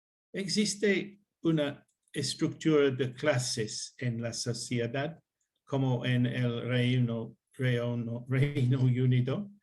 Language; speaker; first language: Spanish; non-native, learner; English